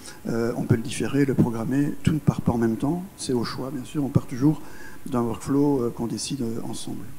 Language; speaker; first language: French; native; French